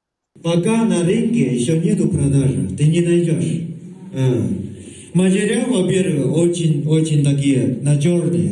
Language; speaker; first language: Russian; non-native, local second language; Kazakh